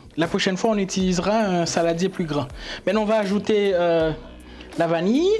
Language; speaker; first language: French; non-native, local second language; Haitian Creole